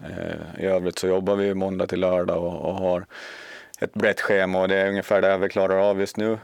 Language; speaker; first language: Swedish; native; Swedish